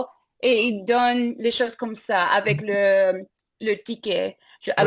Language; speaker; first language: French; non-native, fluent; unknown